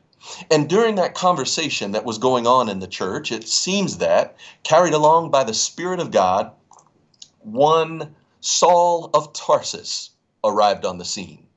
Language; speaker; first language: English; native; English